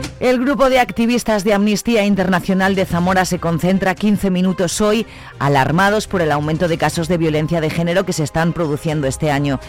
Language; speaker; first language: Spanish; native; Spanish